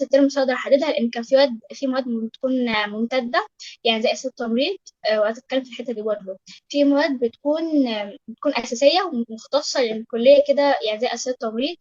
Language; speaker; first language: Arabic; native; Arabic